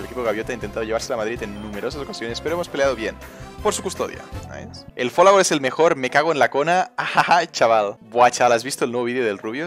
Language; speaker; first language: Spanish; native; Spanish